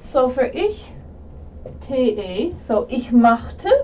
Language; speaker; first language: German; non-native, fluent; English